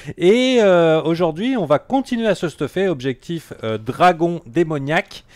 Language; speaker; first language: French; native; French